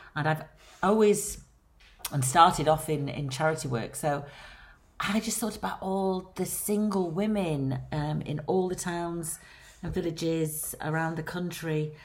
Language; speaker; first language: English; native; English